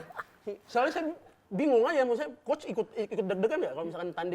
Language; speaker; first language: Indonesian; native; Indonesian